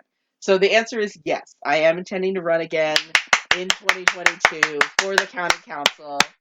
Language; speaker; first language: English; native; English